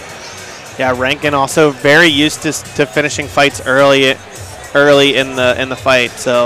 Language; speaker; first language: English; native; English